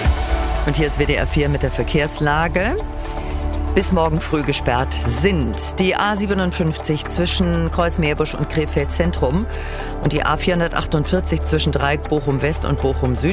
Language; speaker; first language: German; native; German